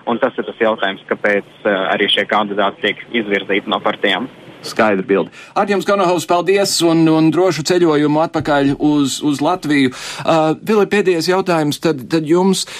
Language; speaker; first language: Latvian; native; Latvian